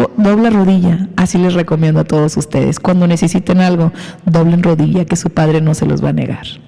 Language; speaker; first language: Spanish; native; Spanish